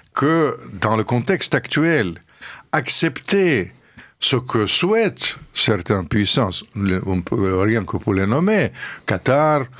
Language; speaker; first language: French; non-native, fluent; Russian